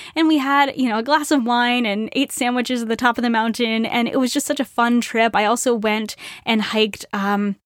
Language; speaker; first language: English; native; English